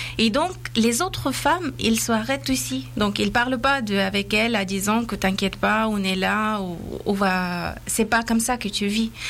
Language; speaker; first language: French; non-native, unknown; Persian